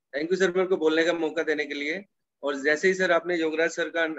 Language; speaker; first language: Hindi; native; Hindi